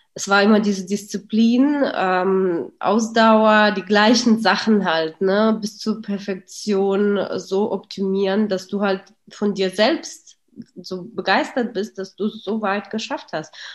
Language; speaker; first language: German; early bilingual, other home language; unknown